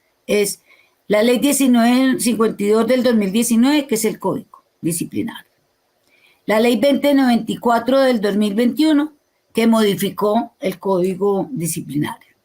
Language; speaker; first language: Spanish; native; Spanish